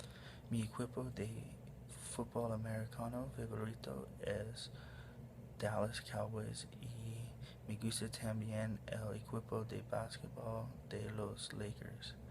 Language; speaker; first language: Spanish; non-native, learner; English